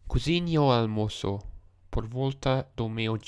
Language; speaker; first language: Portuguese; non-native, learner; English